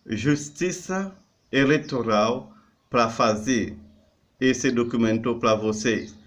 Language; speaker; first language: Portuguese; non-native, learner; Haitian Creole